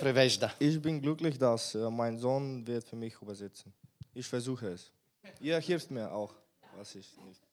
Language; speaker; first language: German; non-native, fluent; Bulgarian